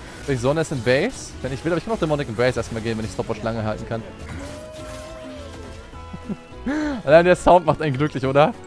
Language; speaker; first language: German; native; German